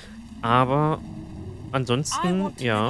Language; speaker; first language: German; native; German